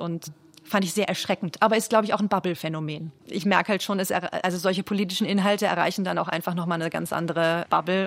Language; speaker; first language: German; native; German